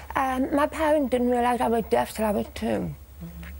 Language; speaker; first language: English; native; English